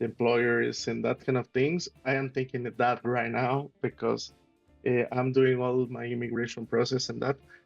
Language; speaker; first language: English; non-native, learner; Spanish